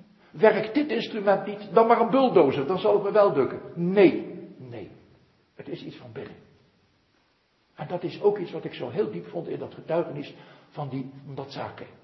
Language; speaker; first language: Dutch; native; Dutch